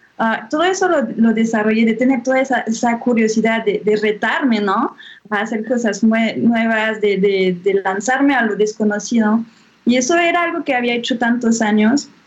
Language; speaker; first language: Spanish; non-native, fluent; French